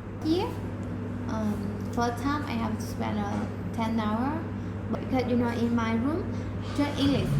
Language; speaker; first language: English; non-native, learner; Vietnamese